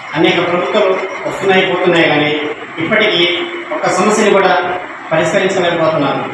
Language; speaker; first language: Telugu; non-native, local second language; Lambadi